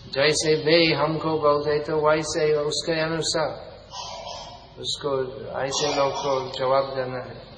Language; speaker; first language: Hindi; non-native, fluent; English